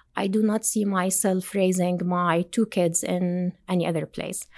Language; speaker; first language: English; non-native, fluent; Arabic